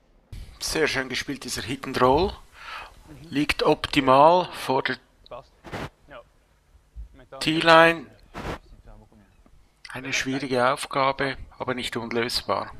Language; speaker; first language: German; native; German